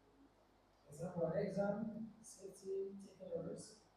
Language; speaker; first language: English; non-native, fluent; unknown